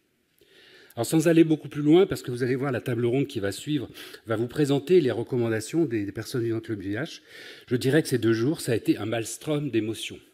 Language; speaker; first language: French; native; French